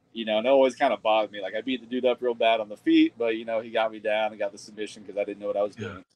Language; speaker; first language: English; native; English